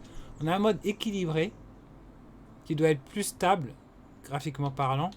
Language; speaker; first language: French; native; French